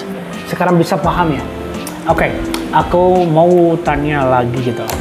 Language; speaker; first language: Indonesian; non-native, learner; Arabic